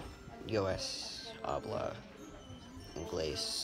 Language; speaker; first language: Spanish; non-native, learner; English